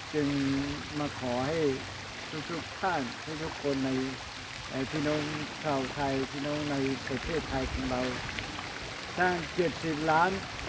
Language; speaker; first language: Thai; non-native, local second language; Hmong